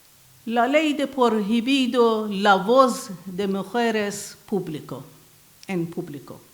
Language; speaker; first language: Spanish; non-native, learner; Persian